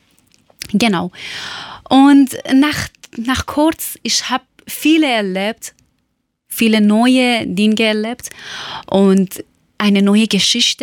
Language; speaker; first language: German; non-native, learner; Persian